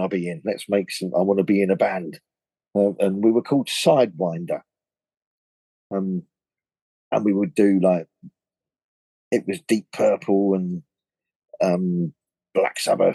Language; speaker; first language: English; native; English